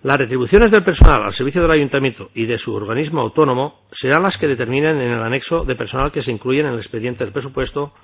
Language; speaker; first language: Spanish; non-native, local second language; Catalan